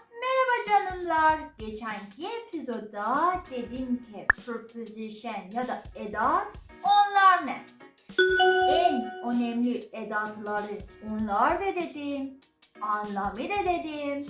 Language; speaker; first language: Turkish; non-native, learner; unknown